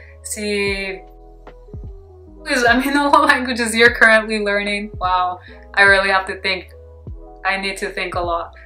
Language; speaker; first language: English; native; English